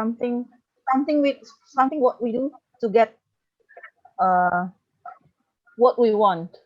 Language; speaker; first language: English; non-native, learner; Indonesian